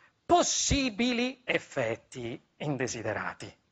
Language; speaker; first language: Italian; native; Italian